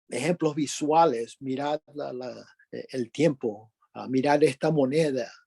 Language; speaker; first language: Spanish; early bilingual, other home language; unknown